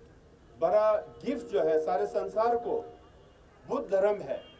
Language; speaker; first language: Hindi; non-native, learner; Tibetan